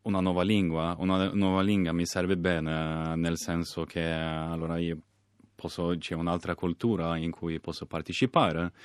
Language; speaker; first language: Italian; non-native, fluent; Swedish